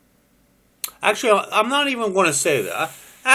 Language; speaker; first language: English; native; English